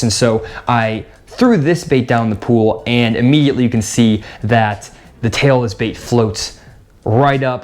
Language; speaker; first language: English; native; English